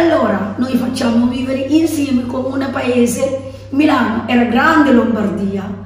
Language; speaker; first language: Italian; non-native, learner; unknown